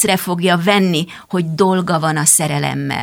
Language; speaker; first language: Hungarian; native; Hungarian